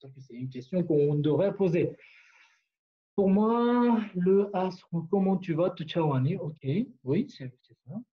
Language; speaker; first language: French; non-native, fluent; Kurdish